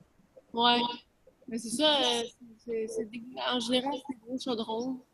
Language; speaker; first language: French; native; French